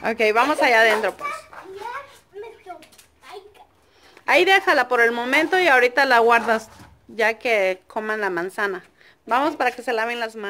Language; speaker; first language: Spanish; native; Spanish